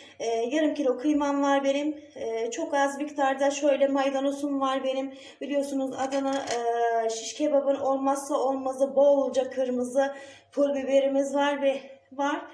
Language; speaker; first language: Turkish; native; Turkish